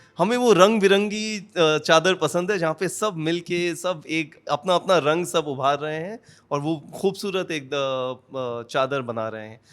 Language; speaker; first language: Hindi; native; Hindi